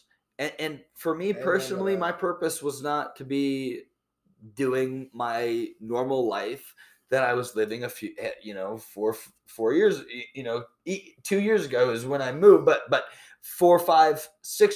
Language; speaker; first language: English; native; English